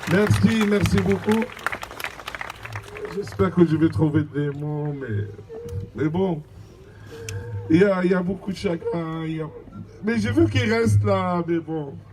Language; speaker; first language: French; non-native, learner; Arabic